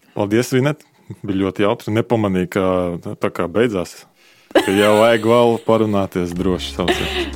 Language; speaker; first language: Latvian; non-native, local second language; Russian